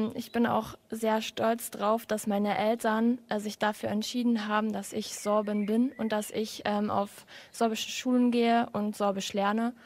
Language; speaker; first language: German; non-native, local second language; Upper Sorbian